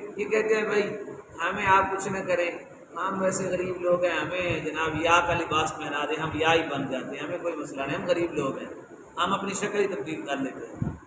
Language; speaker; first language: Urdu; non-native, local second language; Punjabi